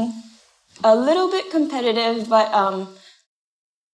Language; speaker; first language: English; non-native, fluent; Japanese